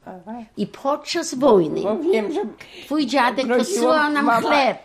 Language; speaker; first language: Polish; non-native, local second language; Yiddish